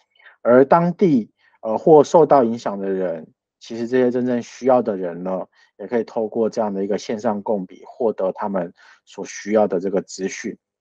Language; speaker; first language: Chinese; native; Chinese